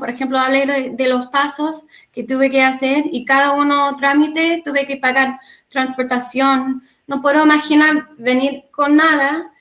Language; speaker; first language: Spanish; non-native, learner; English